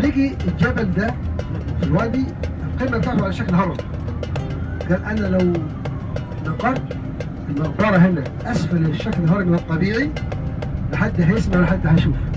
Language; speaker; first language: Arabic; native; Arabic